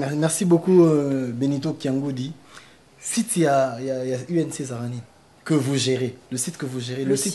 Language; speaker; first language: French; non-native, local second language; Lingala